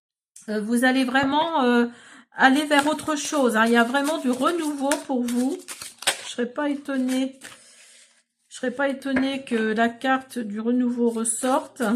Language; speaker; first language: French; native; French